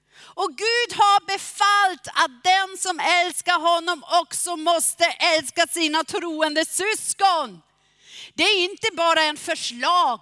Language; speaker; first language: Swedish; non-native, fluent; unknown